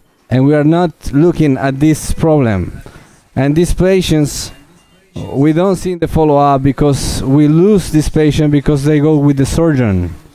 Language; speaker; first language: English; non-native, fluent; Spanish